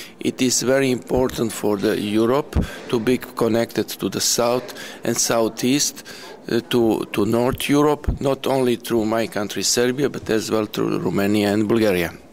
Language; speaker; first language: English; non-native, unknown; Serbian